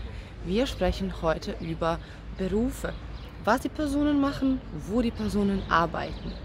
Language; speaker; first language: German; non-native, fluent; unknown